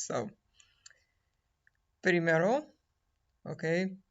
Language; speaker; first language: Spanish; non-native, fluent; English